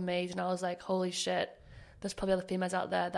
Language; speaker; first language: English; native; English